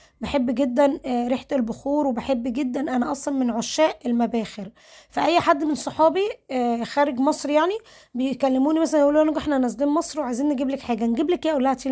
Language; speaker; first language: Arabic; native; Arabic